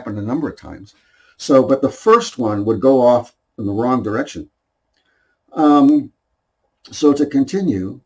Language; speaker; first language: English; native; English